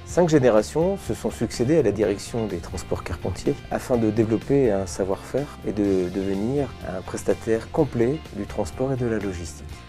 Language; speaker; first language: French; native; French